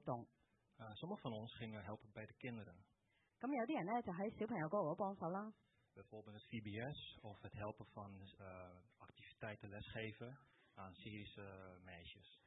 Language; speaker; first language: Dutch; early bilingual, other home language; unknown